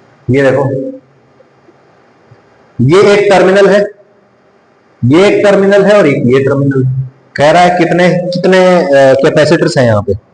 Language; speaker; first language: Hindi; native; Hindi